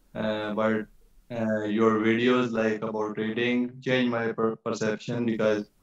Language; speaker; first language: English; non-native, local second language; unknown